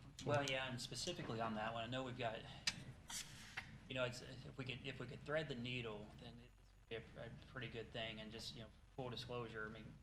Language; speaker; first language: English; native; English